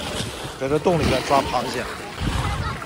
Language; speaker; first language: Chinese; native; Chinese